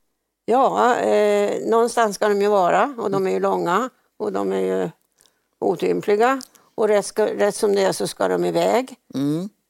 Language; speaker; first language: Swedish; native; Swedish